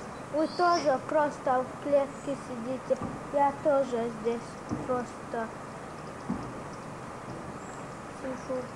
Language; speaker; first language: Russian; non-native, local second language; Chechen